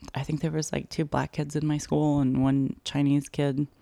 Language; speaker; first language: English; early bilingual, other home language; Korean